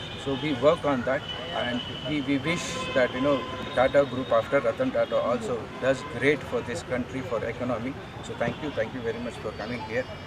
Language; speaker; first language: English; non-native, local second language; Telugu